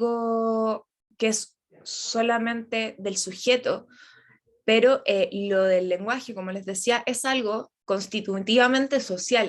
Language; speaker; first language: Spanish; native; Spanish